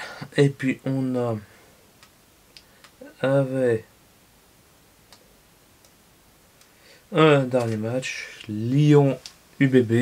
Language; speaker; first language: French; native; French